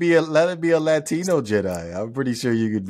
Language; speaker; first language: English; native; English